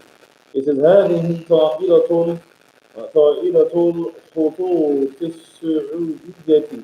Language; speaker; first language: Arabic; non-native, fluent; English